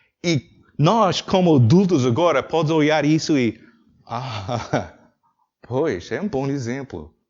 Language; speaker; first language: Portuguese; non-native, learner; English